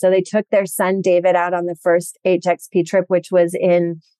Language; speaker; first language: English; native; English